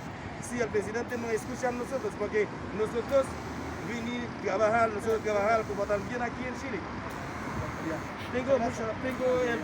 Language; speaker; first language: Spanish; non-native, learner; Haitian Creole